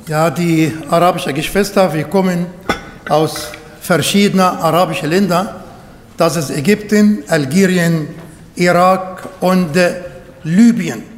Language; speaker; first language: German; non-native, learner; Arabic